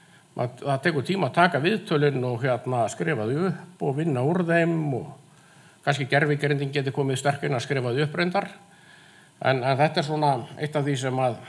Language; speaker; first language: Icelandic; native; Icelandic